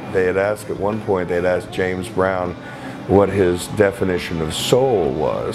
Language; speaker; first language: English; native; English